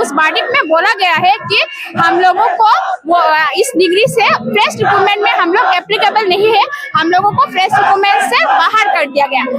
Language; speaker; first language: Hindi; non-native, local second language; Assamese